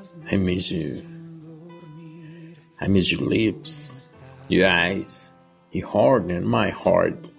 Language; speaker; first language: English; non-native, learner; Spanish